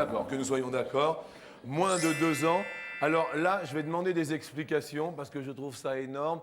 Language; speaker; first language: French; native; French